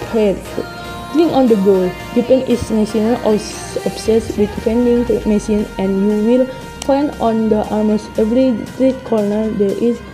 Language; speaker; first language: English; non-native, learner; Indonesian